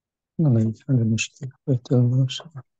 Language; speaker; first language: Arabic; non-native, learner; Indonesian